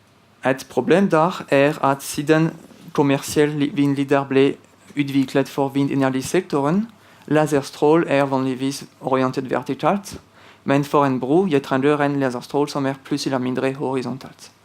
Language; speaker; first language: Norwegian; non-native, fluent; French